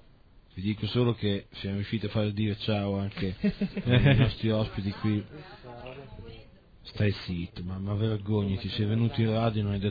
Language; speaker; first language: Italian; native; Italian